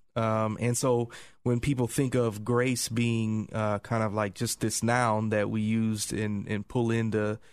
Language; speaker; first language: English; native; English